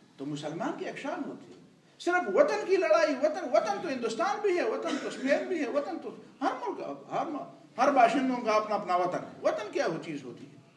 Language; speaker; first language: Urdu; non-native, local second language; Pashto